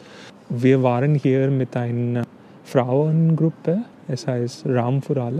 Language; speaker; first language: German; non-native, fluent; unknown